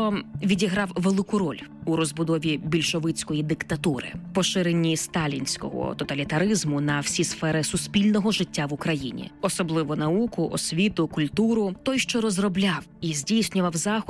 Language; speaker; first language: Ukrainian; native; Ukrainian